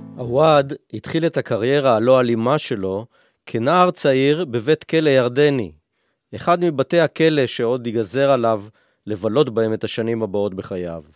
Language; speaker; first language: Hebrew; native; Hebrew